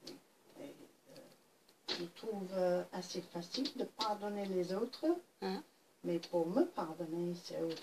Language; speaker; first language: French; non-native, fluent; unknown